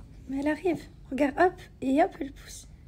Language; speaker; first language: French; native; French